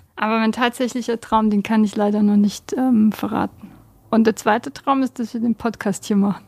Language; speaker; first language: German; early bilingual, other home language; Bosnian